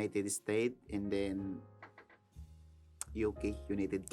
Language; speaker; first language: English; non-native, learner; Filipino